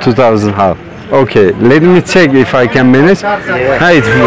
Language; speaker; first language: English; non-native, learner; Turkish